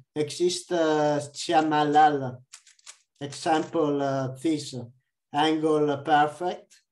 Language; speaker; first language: English; non-native, learner; Italian